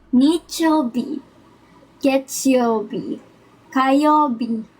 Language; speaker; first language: Japanese; non-native, learner; Filipino